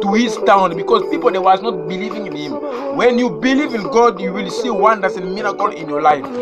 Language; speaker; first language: English; non-native, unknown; Lingala